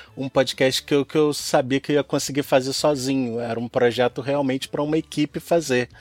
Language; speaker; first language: Portuguese; native; Portuguese